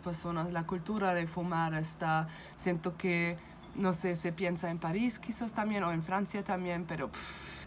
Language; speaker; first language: Spanish; non-native, fluent; German